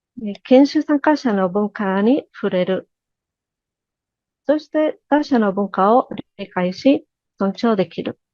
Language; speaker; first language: Japanese; non-native, learner; Spanish